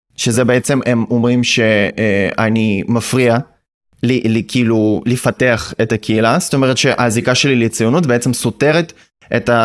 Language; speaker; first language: Hebrew; non-native, fluent; Russian